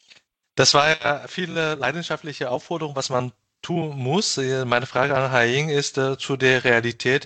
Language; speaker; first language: German; non-native, fluent; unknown